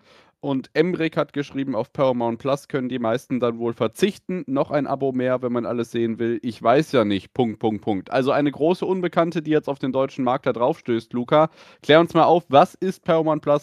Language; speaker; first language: German; native; German